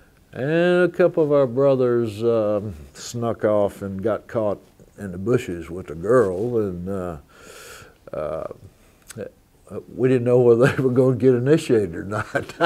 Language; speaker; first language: English; native; English